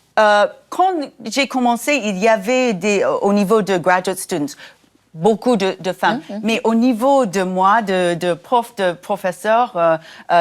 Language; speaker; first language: French; non-native, fluent; English